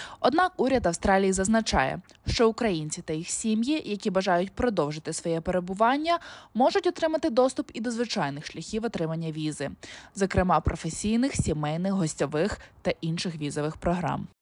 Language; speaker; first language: Ukrainian; native; Ukrainian